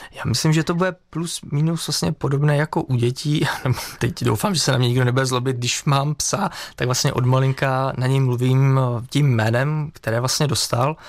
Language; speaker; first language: Czech; native; Czech